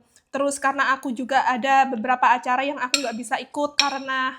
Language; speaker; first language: Indonesian; native; Indonesian